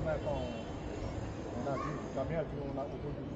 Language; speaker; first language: French; native; French